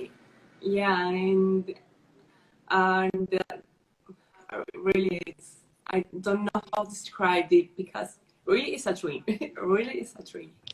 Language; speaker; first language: English; non-native, learner; Spanish